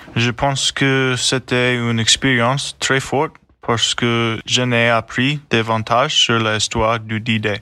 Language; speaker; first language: French; non-native, learner; English